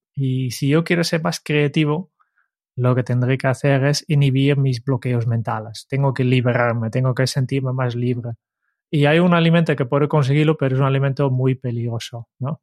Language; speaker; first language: Spanish; non-native, fluent; Dutch